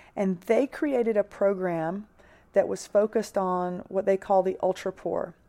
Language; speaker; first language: English; native; English